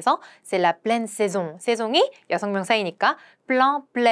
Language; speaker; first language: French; non-native, fluent; Korean